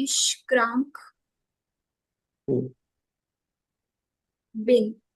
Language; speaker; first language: German; non-native, learner; Hindi